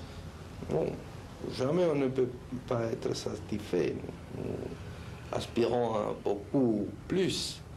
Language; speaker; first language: French; non-native, fluent; Spanish